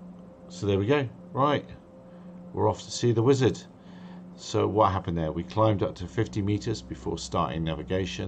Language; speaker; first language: English; native; English